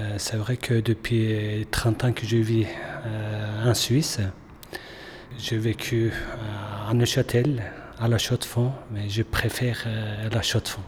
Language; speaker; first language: French; non-native, fluent; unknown